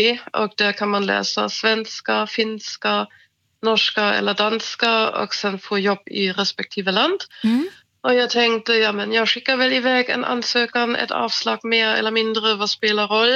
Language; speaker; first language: Swedish; non-native, fluent; German